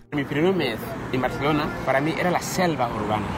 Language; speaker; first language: Spanish; non-native, fluent; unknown